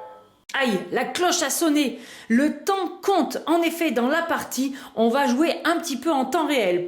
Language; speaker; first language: French; native; French